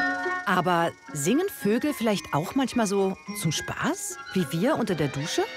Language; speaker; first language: German; native; German